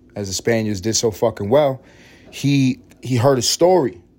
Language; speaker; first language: English; early bilingual, other home language; Spanish